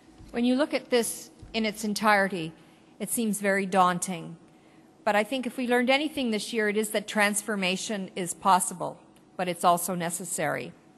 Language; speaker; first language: English; native; English